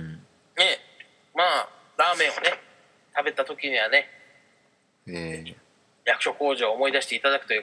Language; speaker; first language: Japanese; native; Japanese